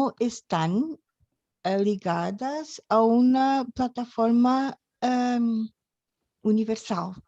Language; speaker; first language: Spanish; non-native, learner; Portuguese